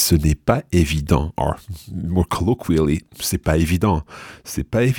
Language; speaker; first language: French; non-native, fluent; English